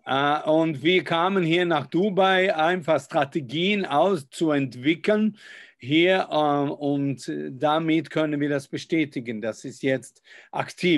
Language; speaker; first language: German; non-native, fluent; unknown